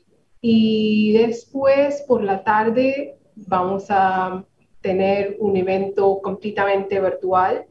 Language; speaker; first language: Spanish; non-native, fluent; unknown